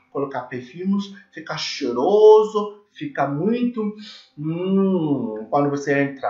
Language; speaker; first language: Portuguese; non-native, learner; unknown